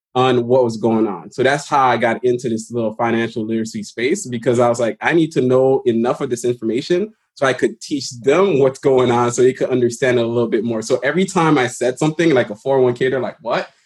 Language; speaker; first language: English; early bilingual, other home language; Haitian Creole